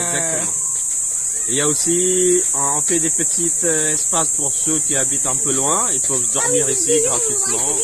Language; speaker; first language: French; non-native, fluent; Indonesian